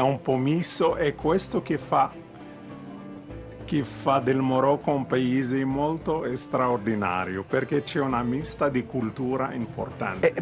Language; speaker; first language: Italian; non-native, fluent; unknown